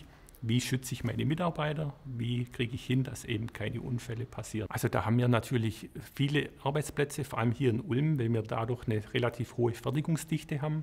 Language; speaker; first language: German; native; German